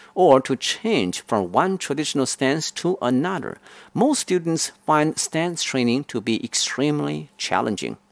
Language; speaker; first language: English; non-native, fluent; Chinese